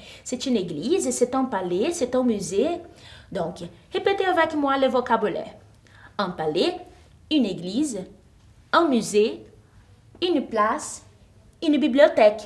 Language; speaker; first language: French; non-native, fluent; Portuguese